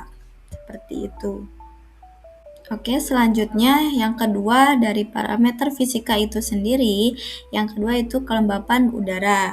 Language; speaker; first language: Indonesian; native; Indonesian